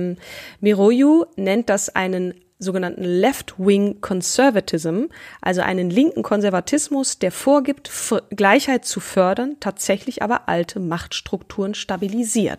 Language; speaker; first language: German; native; German